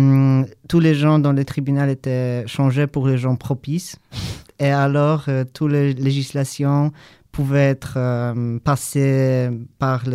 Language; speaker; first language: French; non-native, learner; Polish